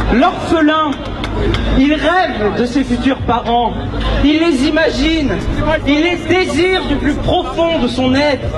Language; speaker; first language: French; native; French